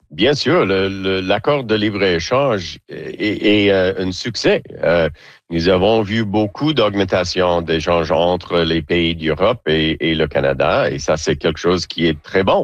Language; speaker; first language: French; non-native, learner; English